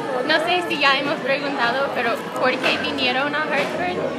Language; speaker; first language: Spanish; non-native, learner; English